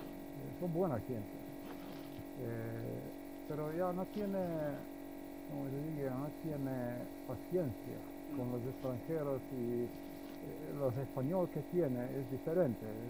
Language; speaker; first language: Spanish; non-native, learner; Slovenian